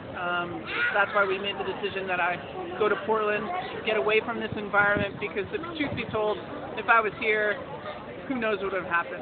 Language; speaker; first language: English; native; English